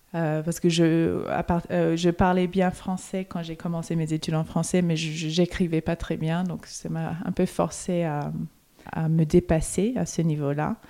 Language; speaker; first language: French; non-native, fluent; English